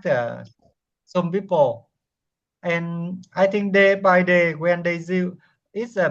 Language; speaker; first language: English; non-native, learner; Vietnamese